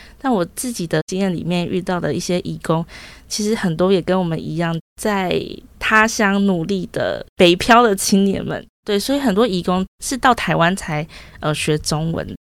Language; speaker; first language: Chinese; native; Chinese